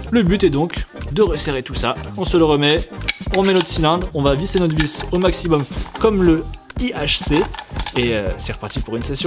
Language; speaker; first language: French; native; French